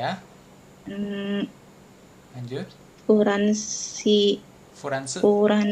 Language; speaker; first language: Indonesian; native; Indonesian